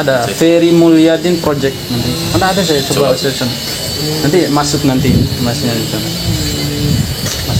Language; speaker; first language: Indonesian; native; Indonesian